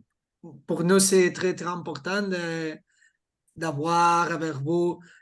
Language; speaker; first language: French; non-native, fluent; Catalan